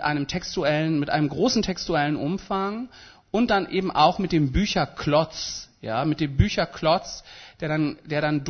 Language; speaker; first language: German; native; German